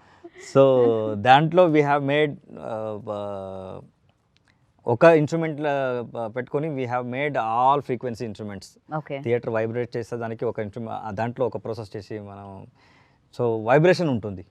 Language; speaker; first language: Telugu; non-native, learner; Kannada